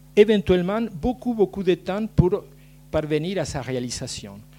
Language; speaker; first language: French; non-native, fluent; Spanish